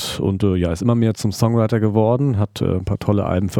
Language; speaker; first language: German; native; German